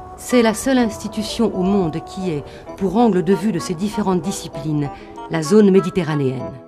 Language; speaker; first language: French; native; French